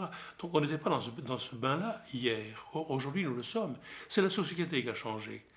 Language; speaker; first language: French; native; French